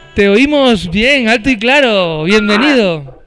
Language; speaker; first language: Spanish; native; Spanish